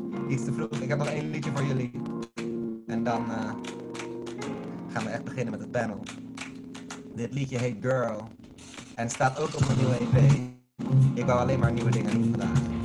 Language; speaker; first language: Dutch; native; Dutch